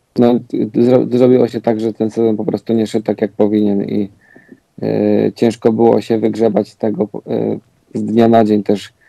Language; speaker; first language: Polish; native; Polish